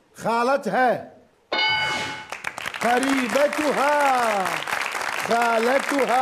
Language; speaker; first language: Arabic; native; Arabic